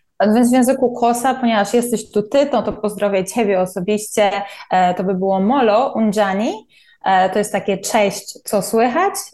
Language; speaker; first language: Polish; native; Polish